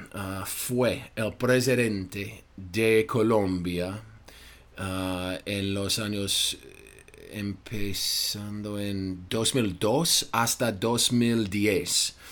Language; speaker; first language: Spanish; non-native, fluent; English